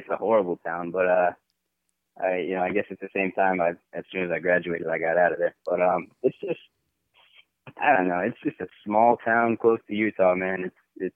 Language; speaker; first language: English; native; English